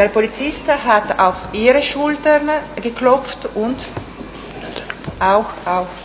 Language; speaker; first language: German; non-native, fluent; Italian